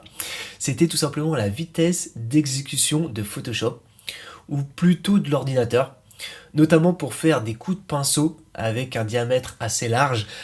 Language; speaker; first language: French; native; French